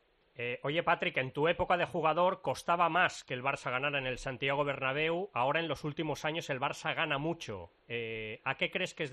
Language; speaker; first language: Spanish; native; Spanish